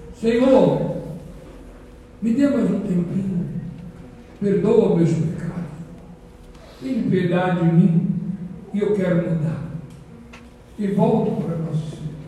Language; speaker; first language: Portuguese; native; Portuguese